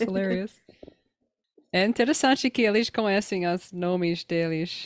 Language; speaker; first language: Portuguese; non-native, learner; English